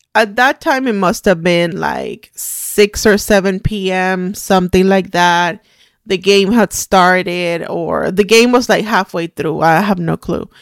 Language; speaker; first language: English; non-native, fluent; Spanish